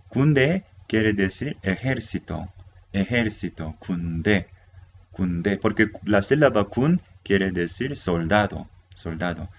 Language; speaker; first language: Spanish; non-native, fluent; Korean